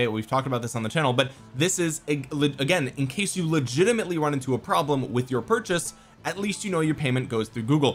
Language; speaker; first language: English; native; English